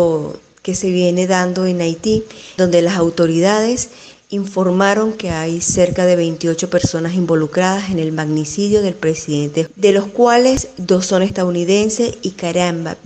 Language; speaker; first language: Spanish; native; Spanish